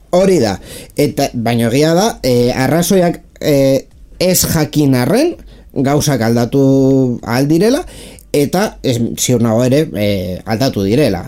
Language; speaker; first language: Basque; non-native, local second language; Spanish